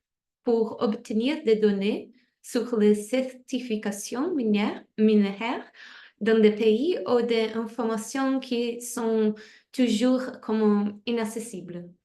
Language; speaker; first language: French; non-native, fluent; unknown